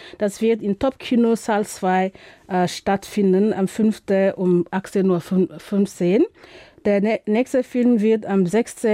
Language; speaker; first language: German; non-native, fluent; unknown